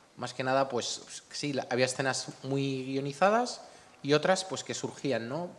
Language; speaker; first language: Spanish; native; Spanish